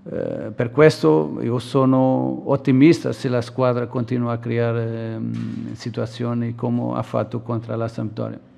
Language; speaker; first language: Italian; non-native, fluent; Portuguese